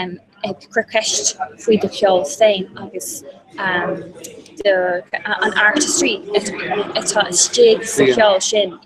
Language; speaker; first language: Irish; non-native, local second language; English